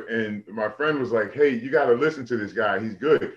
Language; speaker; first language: English; native; English